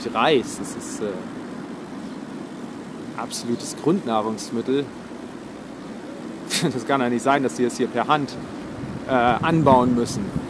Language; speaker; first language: German; native; German